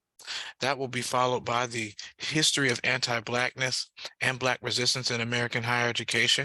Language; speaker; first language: English; native; English